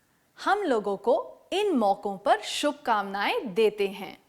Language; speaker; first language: Hindi; native; Hindi